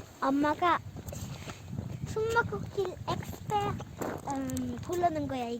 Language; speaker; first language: Korean; early bilingual, heritage; Korean